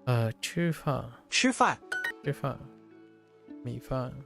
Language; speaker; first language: Chinese; non-native, learner; English